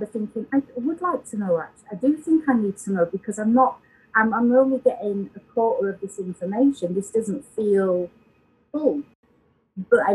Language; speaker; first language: English; native; English